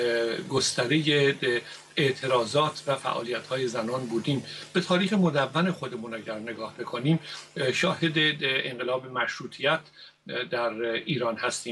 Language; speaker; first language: Persian; native; Persian